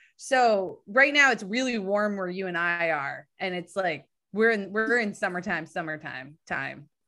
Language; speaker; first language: English; native; English